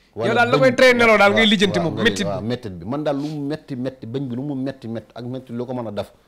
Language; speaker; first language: Wolof; native; Wolof